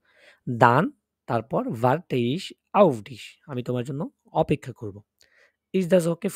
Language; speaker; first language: German; non-native, fluent; Bangla